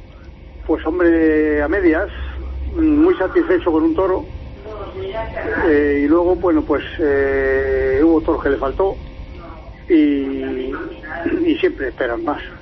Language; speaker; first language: Spanish; native; Spanish